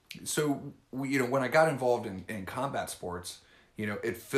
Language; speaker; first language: English; native; English